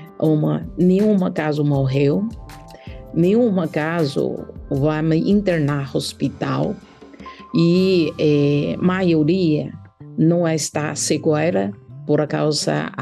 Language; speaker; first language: Portuguese; non-native, learner; Chinese